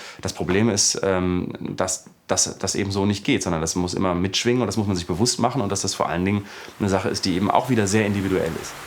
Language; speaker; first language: German; native; German